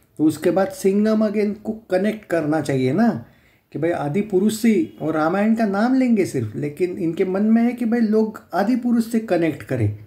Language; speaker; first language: Hindi; non-native, local second language; Marathi